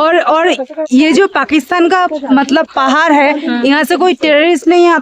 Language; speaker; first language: Hindi; non-native, local second language; Bangla